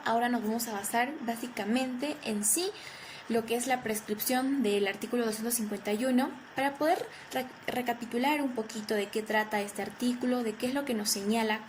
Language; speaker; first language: Spanish; native; Spanish